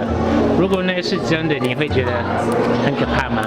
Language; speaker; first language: Chinese; non-native, fluent; English